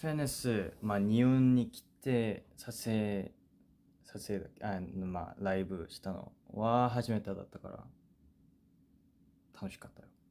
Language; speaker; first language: Japanese; non-native, fluent; Korean